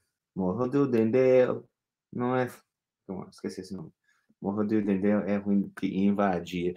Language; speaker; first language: Portuguese; non-native, fluent; English